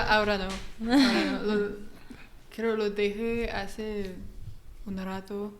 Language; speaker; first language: Spanish; non-native, learner; French